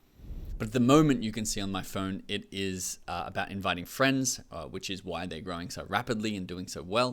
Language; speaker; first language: English; native; English